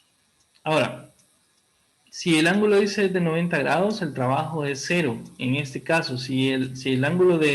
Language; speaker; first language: Spanish; native; Spanish